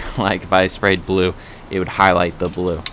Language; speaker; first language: English; native; English